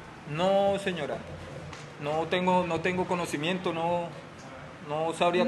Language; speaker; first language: Spanish; native; Spanish